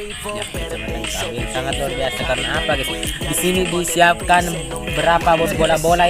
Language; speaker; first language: Indonesian; non-native, local second language; Buginese